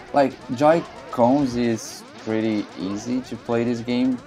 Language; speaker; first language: English; non-native, learner; Portuguese